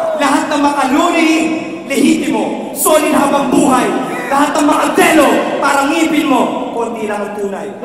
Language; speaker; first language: Filipino; native; Filipino